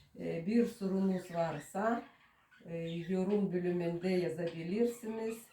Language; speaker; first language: Turkish; non-native, learner; Russian